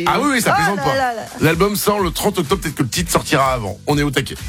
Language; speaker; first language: French; native; French